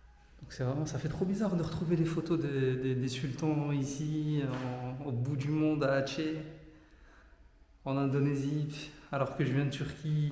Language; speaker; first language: French; native; French